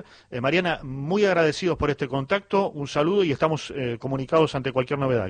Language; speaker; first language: Spanish; native; Spanish